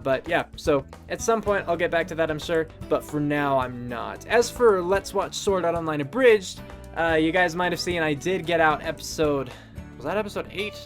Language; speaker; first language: English; native; English